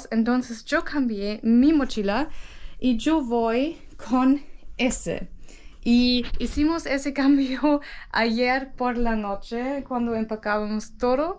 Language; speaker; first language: Spanish; non-native, learner; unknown